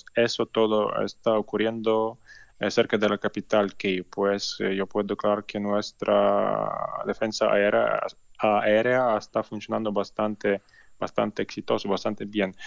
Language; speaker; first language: Spanish; non-native, learner; Ukrainian